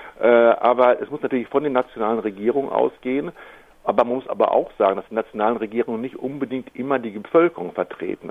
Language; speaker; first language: German; native; German